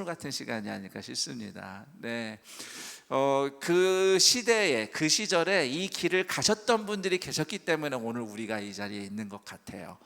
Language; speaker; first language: Korean; native; Korean